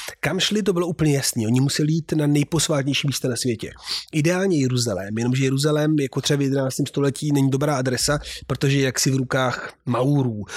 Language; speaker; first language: Czech; non-native, fluent; Italian